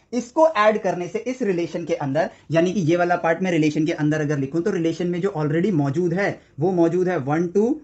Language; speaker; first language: Hindi; native; Hindi